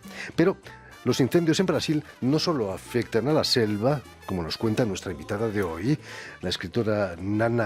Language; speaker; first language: Spanish; native; Spanish